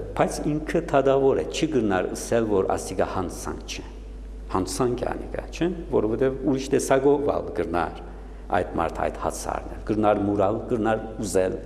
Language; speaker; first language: Armenian; early bilingual, heritage; Armenian